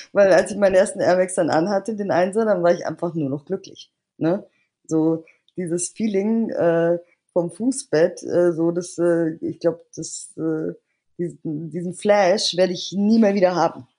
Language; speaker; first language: German; native; German